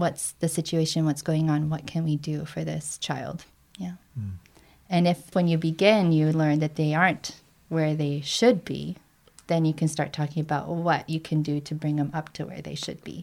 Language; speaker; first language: English; native; English